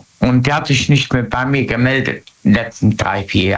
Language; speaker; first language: German; native; German